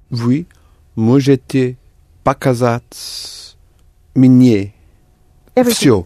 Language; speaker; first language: Russian; non-native, learner; English